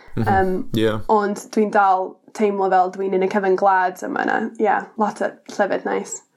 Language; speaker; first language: Welsh; non-native, learner; English